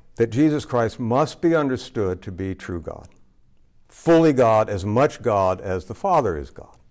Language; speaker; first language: English; native; English